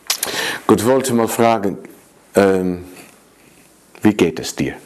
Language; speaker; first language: German; non-native, fluent; Dutch